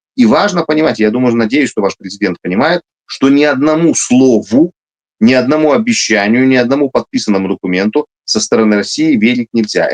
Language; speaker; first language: Russian; native; Russian